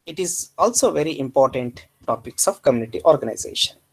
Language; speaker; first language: English; non-native, local second language; Kannada